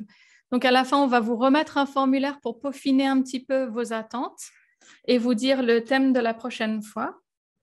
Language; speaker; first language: French; native; French